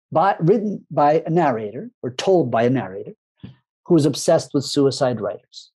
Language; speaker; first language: English; early bilingual, other home language; Spanish